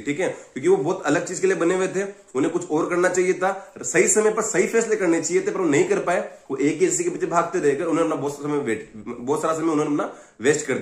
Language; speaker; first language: Hindi; native; Hindi